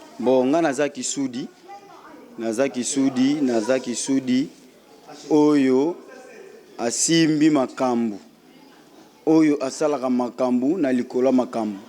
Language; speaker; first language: Lingala; non-native, local second language; Kongo